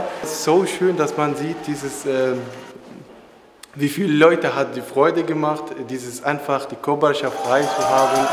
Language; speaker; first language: German; non-native, learner; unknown